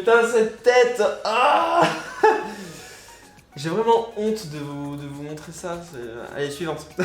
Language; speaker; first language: French; native; French